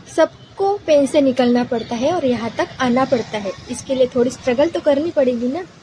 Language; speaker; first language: Hindi; non-native, local second language; Marathi